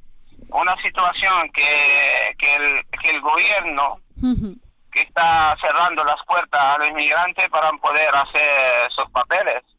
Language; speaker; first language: Spanish; non-native, fluent; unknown